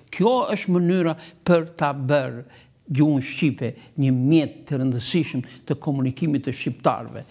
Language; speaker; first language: Albanian; native; Albanian